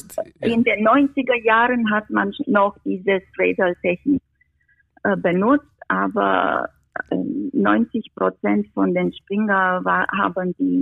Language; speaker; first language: German; non-native, fluent; Romanian